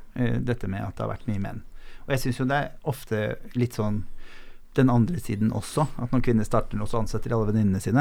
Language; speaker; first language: Norwegian; native; Norwegian